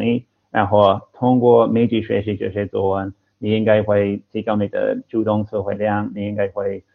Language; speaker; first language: Chinese; non-native, fluent; English